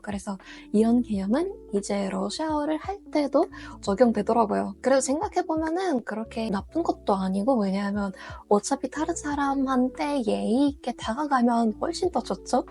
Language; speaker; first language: Korean; non-native, fluent; Russian